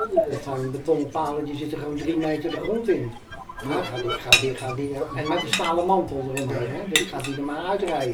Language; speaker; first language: Dutch; native; Dutch